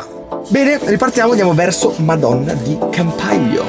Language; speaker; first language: Italian; native; Italian